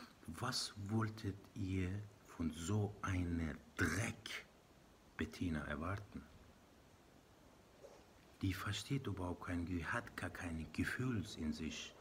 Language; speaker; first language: German; non-native, learner; Persian